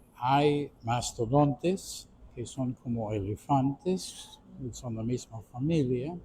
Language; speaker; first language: Spanish; non-native, fluent; English